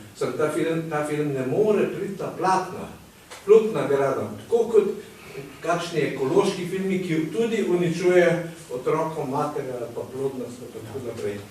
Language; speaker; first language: Slovenian; native; Slovenian